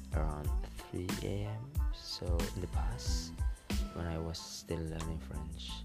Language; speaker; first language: English; non-native, fluent; Malay